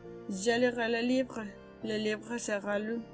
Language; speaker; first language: French; non-native, fluent; Spanish